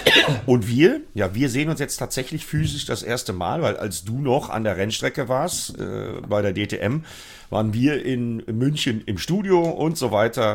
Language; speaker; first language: German; native; German